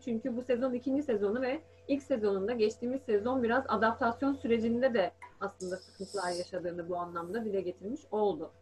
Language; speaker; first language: Turkish; native; Turkish